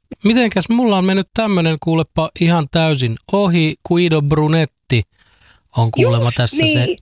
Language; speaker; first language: Finnish; native; Finnish